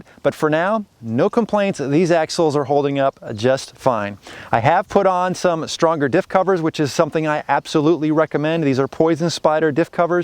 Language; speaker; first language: English; native; English